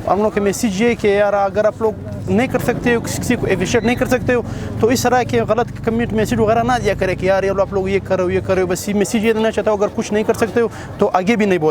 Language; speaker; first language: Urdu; non-native, local second language; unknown